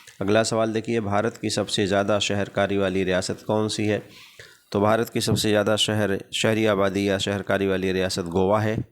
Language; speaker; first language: Urdu; native; Urdu